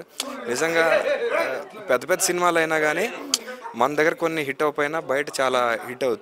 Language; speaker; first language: Telugu; native; Telugu